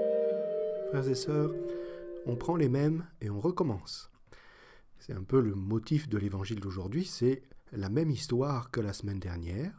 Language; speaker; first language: French; native; French